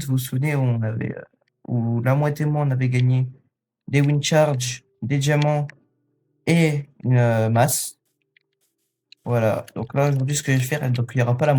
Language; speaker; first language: French; native; French